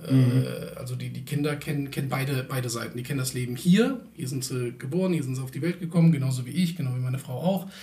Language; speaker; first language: German; early bilingual, other home language; Turkish